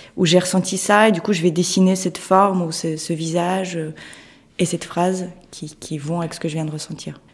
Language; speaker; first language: French; early bilingual, other home language; Russian